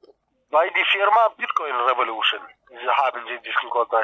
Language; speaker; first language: German; non-native, fluent; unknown